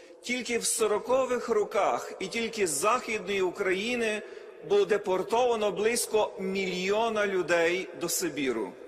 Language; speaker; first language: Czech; non-native, learner; Ukrainian